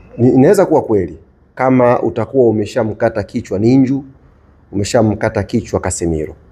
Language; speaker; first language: Swahili; native; Swahili